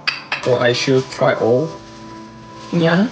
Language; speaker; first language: English; non-native, learner; Korean